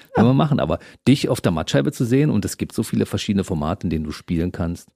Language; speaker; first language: German; native; German